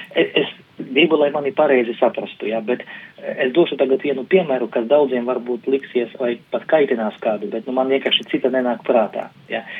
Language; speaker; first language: Latvian; non-native, local second language; Russian